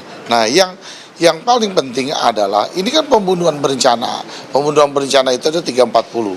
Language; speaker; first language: Indonesian; native; Indonesian